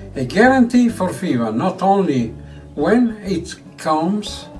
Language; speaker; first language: English; non-native, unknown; Italian